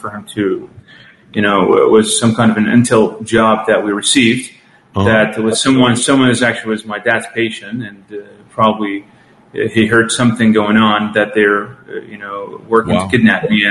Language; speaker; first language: English; non-native, fluent; Arabic